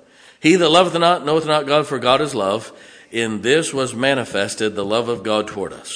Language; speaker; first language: English; native; English